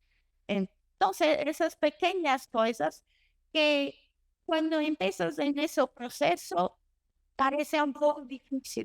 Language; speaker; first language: Spanish; non-native, learner; Portuguese